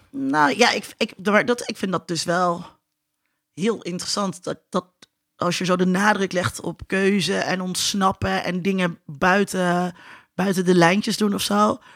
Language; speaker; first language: Dutch; native; Dutch